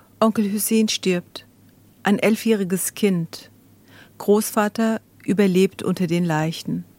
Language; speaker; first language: German; early bilingual, other home language; Kurdish